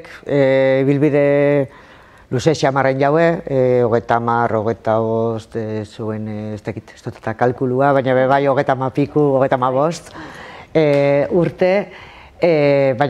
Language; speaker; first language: Basque; native; Basque